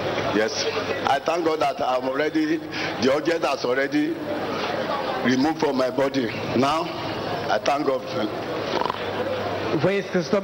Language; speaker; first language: English; non-native, local second language; Yoruba